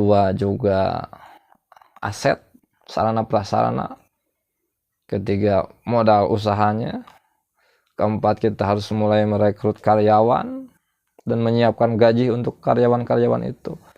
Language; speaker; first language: Indonesian; non-native, local second language; Sundanese